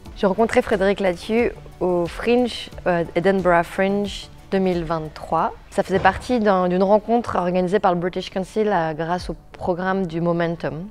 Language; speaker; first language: French; native; French